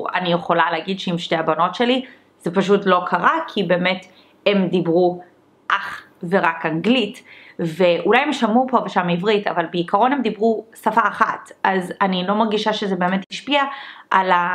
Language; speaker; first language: Hebrew; early bilingual, other home language; English